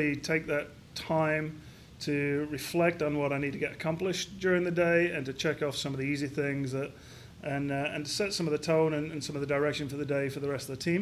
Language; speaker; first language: English; native; English